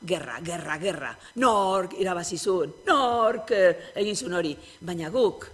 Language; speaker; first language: Basque; non-native, local second language; Spanish